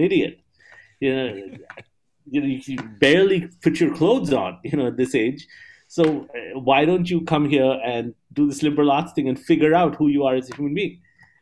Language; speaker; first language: English; non-native, local second language; Bangla